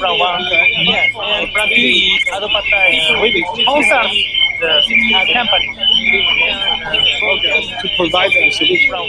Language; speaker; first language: English; non-native, learner; Japanese